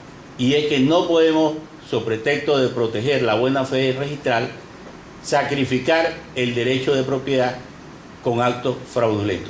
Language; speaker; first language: Spanish; native; Spanish